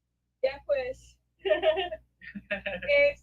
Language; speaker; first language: Spanish; non-native, learner; English